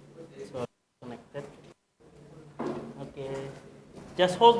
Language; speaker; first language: English; non-native, learner; Indonesian